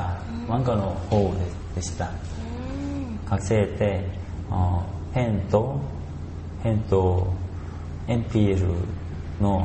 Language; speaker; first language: Japanese; non-native, learner; Korean